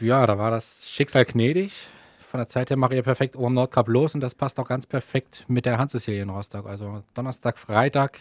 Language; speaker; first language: German; native; German